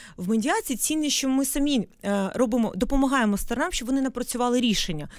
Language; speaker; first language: Ukrainian; non-native, local second language; Russian